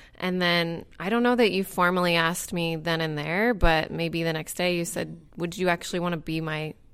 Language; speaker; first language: English; native; English